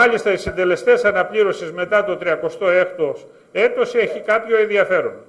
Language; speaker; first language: Greek; native; Greek